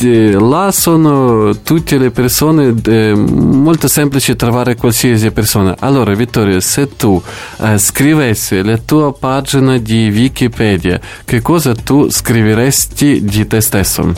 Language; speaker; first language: Italian; non-native, fluent; Ukrainian